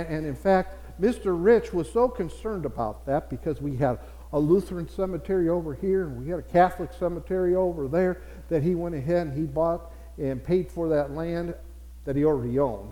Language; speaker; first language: English; native; English